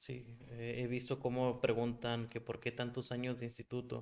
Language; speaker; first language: Spanish; native; Spanish